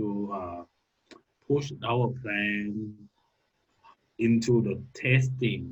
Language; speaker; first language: English; non-native, learner; Thai